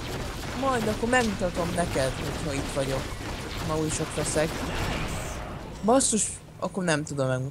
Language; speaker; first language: Hungarian; native; Hungarian